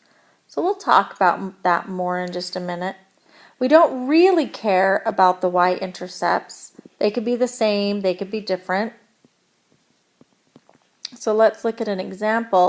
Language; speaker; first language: English; native; English